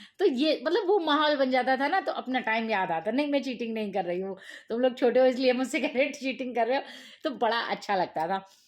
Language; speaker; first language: Hindi; native; Hindi